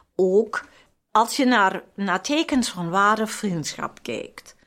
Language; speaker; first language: Dutch; non-native, fluent; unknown